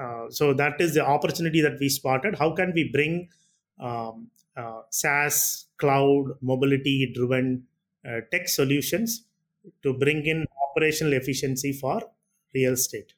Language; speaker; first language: English; non-native, local second language; Tamil